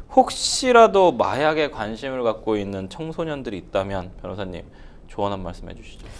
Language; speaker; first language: Korean; native; Korean